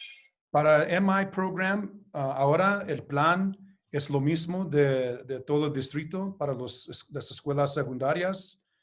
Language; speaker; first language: Spanish; early bilingual, heritage; Spanish